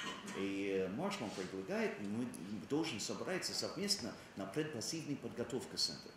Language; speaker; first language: Russian; non-native, learner; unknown